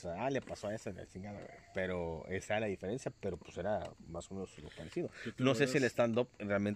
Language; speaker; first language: Spanish; native; Spanish